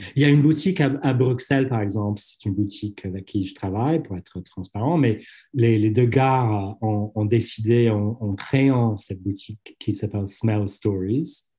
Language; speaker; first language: French; non-native, fluent; English